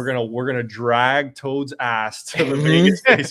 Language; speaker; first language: English; native; English